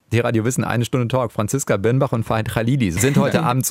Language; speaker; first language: German; native; German